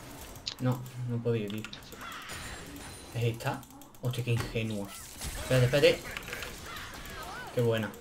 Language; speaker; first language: Spanish; native; Spanish